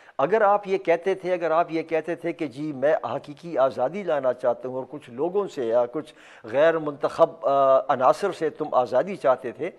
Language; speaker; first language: Urdu; non-native, local second language; Pashto